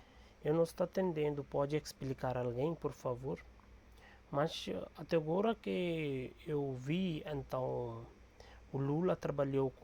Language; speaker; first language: Portuguese; non-native, learner; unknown